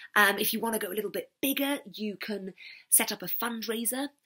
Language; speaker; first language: English; native; English